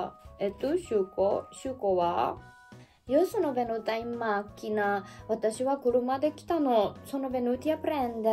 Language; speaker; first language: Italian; non-native, fluent; Japanese